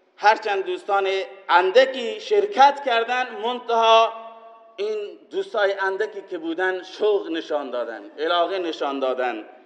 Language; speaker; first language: Persian; non-native, local second language; Baluchi